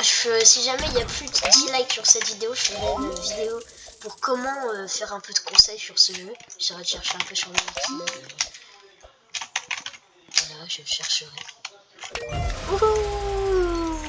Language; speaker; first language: French; native; French